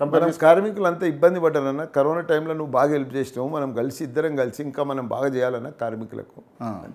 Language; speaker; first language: Telugu; native; Telugu